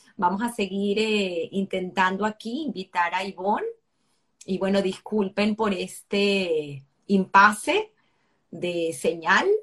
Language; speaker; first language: Spanish; native; Spanish